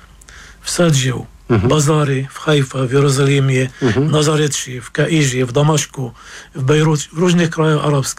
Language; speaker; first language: Polish; non-native, fluent; Arabic